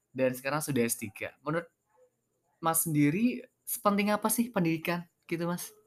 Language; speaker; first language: Indonesian; native; Indonesian